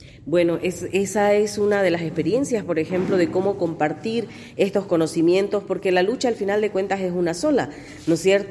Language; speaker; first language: Spanish; native; Spanish